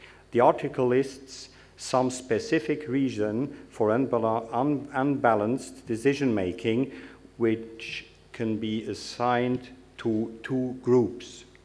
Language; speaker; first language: English; non-native, fluent; German